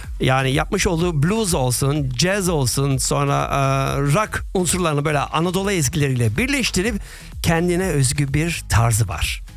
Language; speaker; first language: Turkish; early bilingual, other home language; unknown